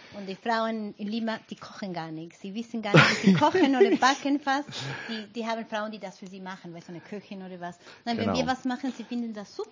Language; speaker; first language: German; non-native, fluent; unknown